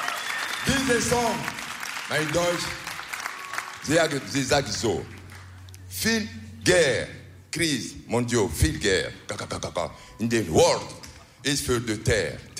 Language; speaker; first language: German; non-native, learner; French